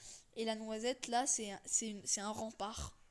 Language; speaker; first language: French; native; French